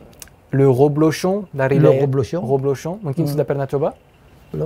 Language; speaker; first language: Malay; non-native, fluent; French